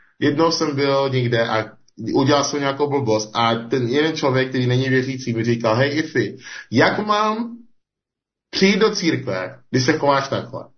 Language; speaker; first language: Czech; non-native, fluent; English